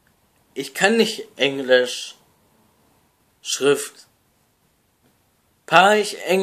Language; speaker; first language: German; non-native, learner; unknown